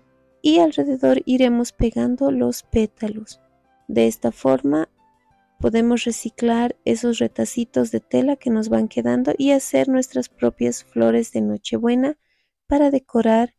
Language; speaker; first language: Spanish; native; Spanish